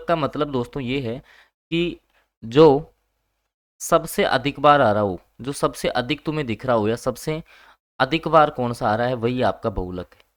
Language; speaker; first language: Hindi; native; Hindi